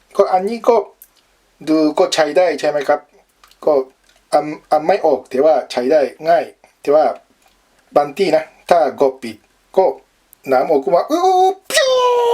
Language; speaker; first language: Thai; non-native, learner; Japanese